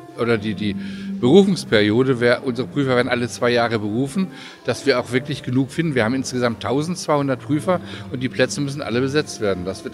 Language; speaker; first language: German; native; German